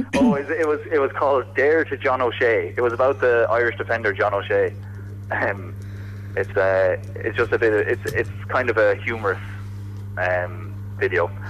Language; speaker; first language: English; native; English